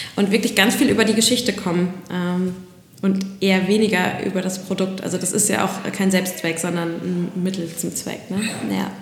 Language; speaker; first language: German; native; German